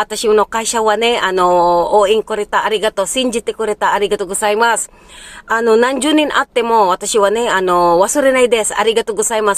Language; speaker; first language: Japanese; early bilingual, heritage; Filipino